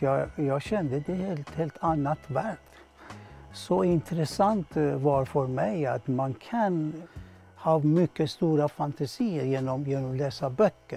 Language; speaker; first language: Swedish; non-native, fluent; Persian